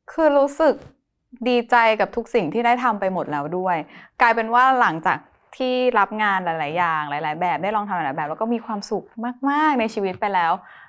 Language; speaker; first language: Thai; native; Thai